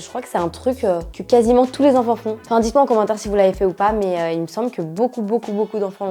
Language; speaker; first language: French; native; French